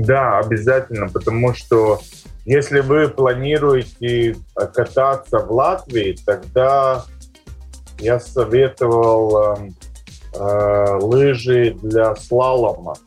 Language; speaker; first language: Russian; non-native, local second language; Latvian